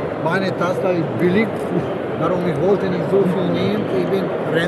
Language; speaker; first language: German; non-native, learner; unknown